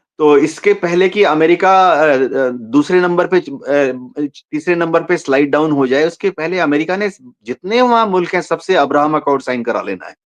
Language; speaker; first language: Hindi; non-native, local second language; Bangla